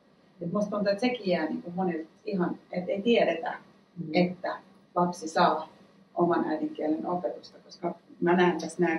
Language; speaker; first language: Finnish; native; Finnish